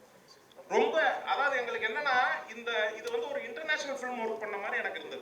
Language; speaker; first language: Tamil; native; Tamil